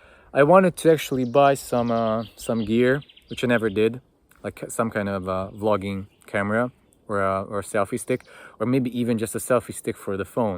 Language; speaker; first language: English; non-native, fluent; Hungarian